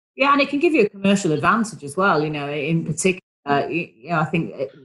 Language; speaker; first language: English; native; English